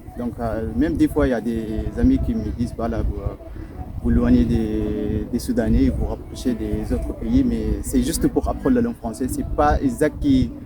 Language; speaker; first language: French; non-native, fluent; Arabic